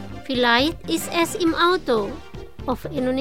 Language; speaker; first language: German; non-native, fluent; Indonesian